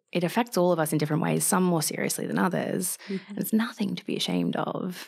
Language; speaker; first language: English; native; English